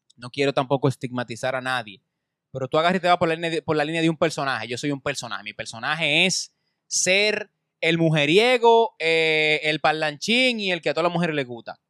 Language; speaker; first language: Spanish; native; Spanish